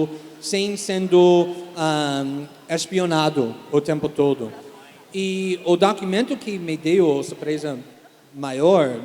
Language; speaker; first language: Portuguese; non-native, fluent; English